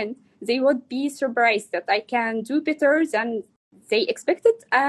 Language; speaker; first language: English; non-native, learner; Arabic